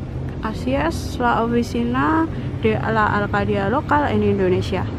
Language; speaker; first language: Spanish; non-native, learner; Indonesian